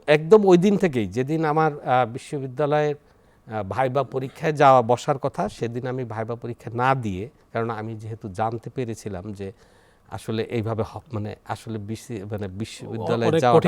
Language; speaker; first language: Bangla; native; Bangla